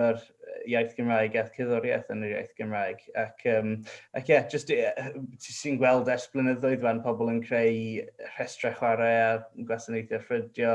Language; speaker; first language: Welsh; non-native, local second language; English